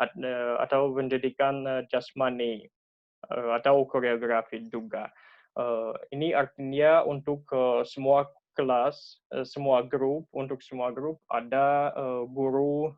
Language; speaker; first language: Indonesian; non-native, fluent; Russian